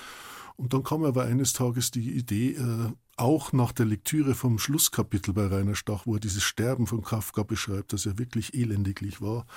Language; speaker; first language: German; native; German